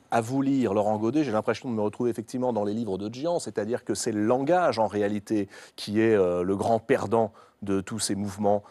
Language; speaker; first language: French; native; French